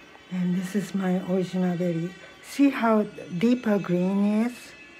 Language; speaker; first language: English; non-native, fluent; Japanese